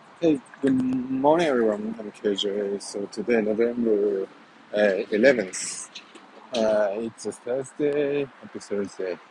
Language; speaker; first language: English; non-native, fluent; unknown